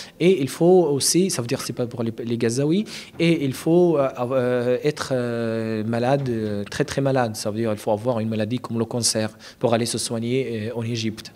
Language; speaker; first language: French; non-native, fluent; Arabic